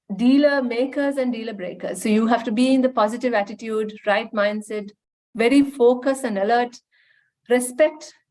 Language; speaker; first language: English; non-native, local second language; Sinhala